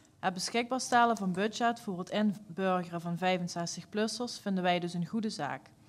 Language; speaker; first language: Dutch; native; Dutch